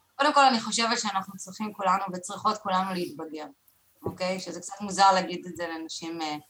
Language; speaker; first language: Hebrew; native; Hebrew